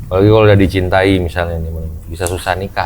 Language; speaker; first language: Indonesian; native; Indonesian